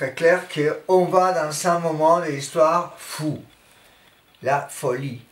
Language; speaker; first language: French; non-native, fluent; Spanish